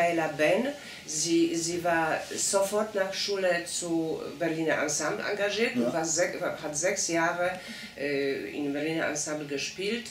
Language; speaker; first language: German; non-native, fluent; Polish